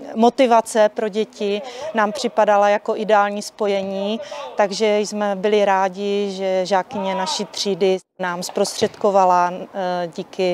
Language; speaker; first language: Czech; native; Czech